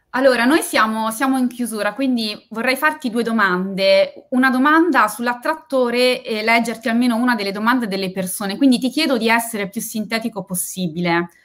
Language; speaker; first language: Italian; native; Italian